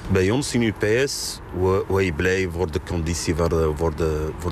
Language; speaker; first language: Dutch; non-native, learner; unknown